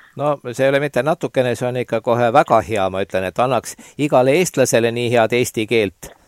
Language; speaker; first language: Estonian; native; Estonian